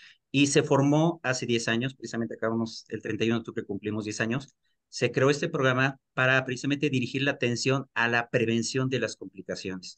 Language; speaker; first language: Spanish; native; Spanish